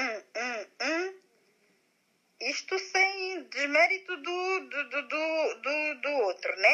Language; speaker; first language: Portuguese; native; Portuguese